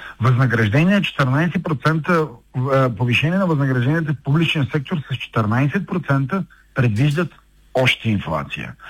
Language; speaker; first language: Bulgarian; native; Bulgarian